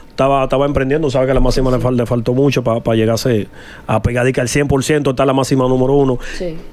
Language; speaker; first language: Spanish; native; Spanish